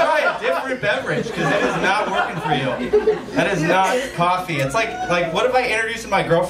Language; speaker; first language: English; native; English